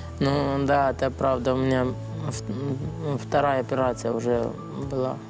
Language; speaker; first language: Russian; non-native, learner; Romanian